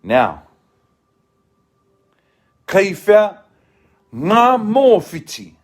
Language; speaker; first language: Māori; non-native, local second language; English